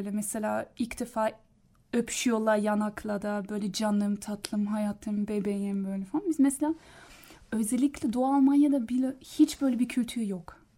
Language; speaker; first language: Turkish; non-native, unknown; German